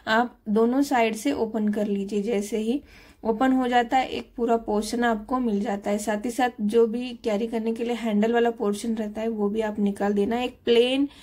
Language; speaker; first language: Hindi; non-native, local second language; Marathi